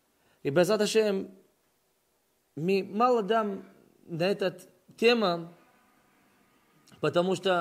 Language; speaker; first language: Russian; early bilingual, heritage; Russian